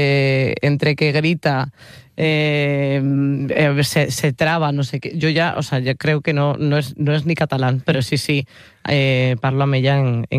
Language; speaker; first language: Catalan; non-native, learner; Spanish